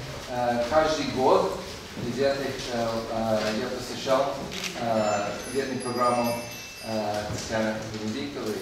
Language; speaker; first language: Russian; non-native, fluent; English